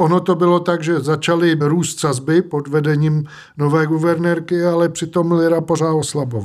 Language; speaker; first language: Czech; native; Czech